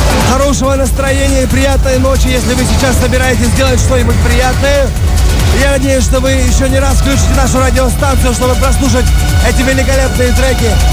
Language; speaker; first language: Russian; native; Russian